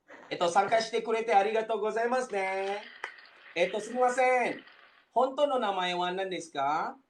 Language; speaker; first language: Japanese; non-native, fluent; Malay